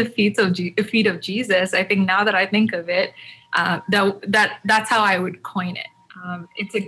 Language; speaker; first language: English; non-native, local second language; Tamil